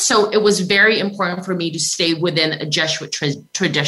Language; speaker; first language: English; non-native, local second language; Filipino